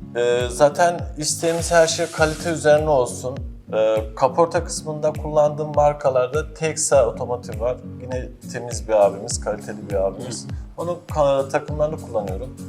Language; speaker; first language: Turkish; native; Turkish